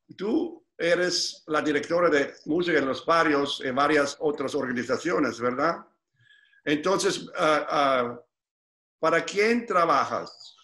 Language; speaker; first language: Spanish; non-native, fluent; English